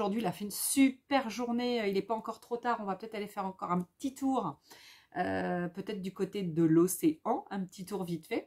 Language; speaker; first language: French; native; French